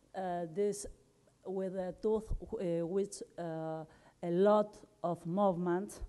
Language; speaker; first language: English; non-native, learner; Spanish